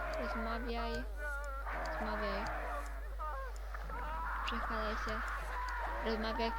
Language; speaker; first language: Polish; native; Polish